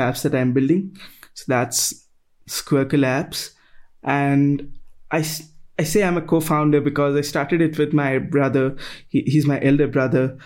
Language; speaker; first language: English; non-native, local second language; Hindi